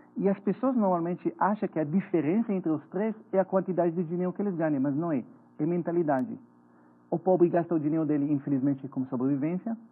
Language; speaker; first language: Portuguese; non-native, fluent; Hebrew